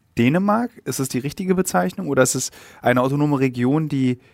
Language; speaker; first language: German; native; German